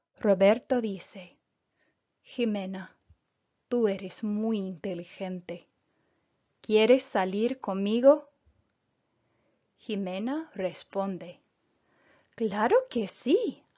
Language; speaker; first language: Spanish; non-native, fluent; English